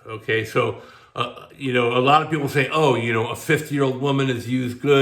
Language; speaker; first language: English; native; English